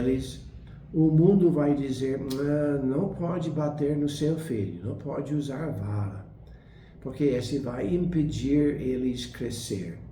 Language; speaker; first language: Portuguese; non-native, fluent; English